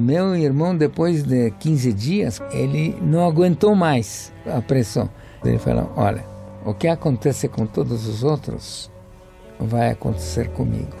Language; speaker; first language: Portuguese; non-native, fluent; Polish